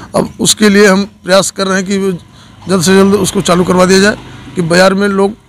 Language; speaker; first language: Hindi; native; Hindi